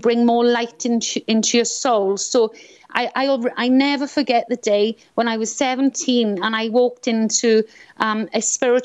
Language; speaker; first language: English; native; English